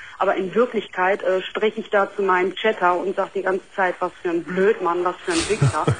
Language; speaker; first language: German; early bilingual, other home language; Arabic